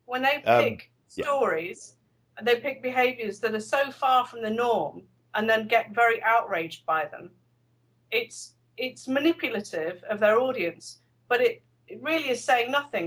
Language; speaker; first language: English; native; English